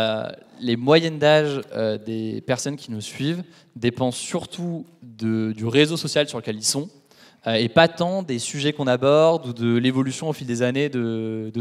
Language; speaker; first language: French; native; French